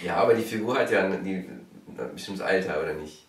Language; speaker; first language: German; native; German